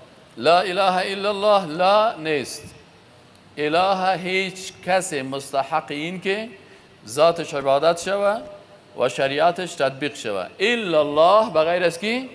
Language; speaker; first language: Persian; native; Persian